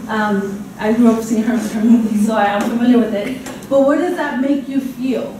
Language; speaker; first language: English; native; English